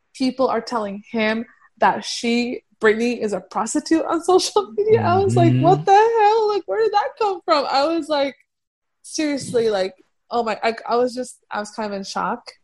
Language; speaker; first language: English; early bilingual, heritage; Persian